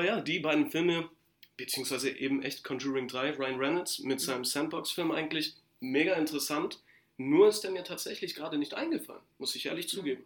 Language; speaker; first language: German; native; German